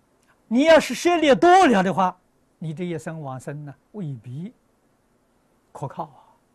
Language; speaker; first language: Chinese; native; Chinese